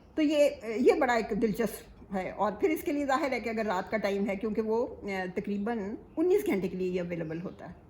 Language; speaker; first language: Urdu; native; Urdu